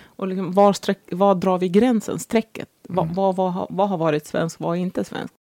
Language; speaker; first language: Swedish; early bilingual, other home language; Arabic